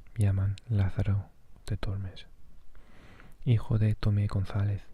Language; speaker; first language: Spanish; non-native, fluent; English